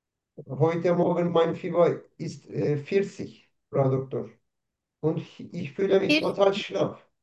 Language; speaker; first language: German; non-native, learner; Turkish